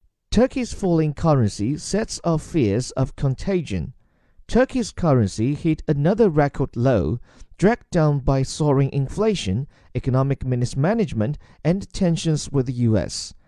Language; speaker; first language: English; non-native, fluent; Chinese